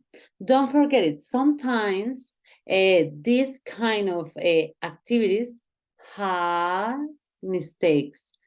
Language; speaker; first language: English; non-native, learner; Spanish